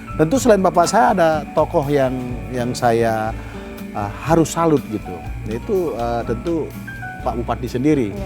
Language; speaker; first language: Indonesian; non-native, local second language; Balinese